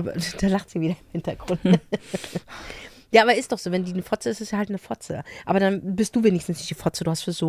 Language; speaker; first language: German; native; German